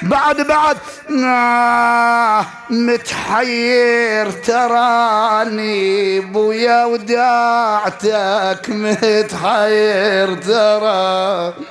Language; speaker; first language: Arabic; native; Arabic